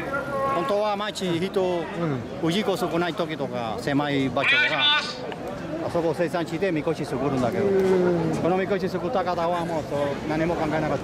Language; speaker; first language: Japanese; non-native, learner; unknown